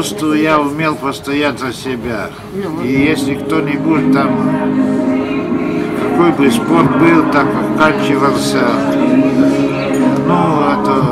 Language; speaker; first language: Russian; non-native, local second language; Lithuanian